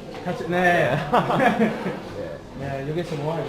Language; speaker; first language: Korean; non-native, learner; English